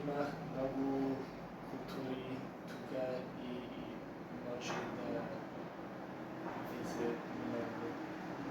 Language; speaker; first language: Bulgarian; non-native, learner; English